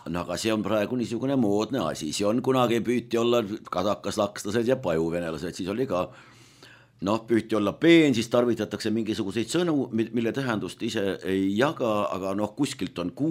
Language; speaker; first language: Estonian; native; Estonian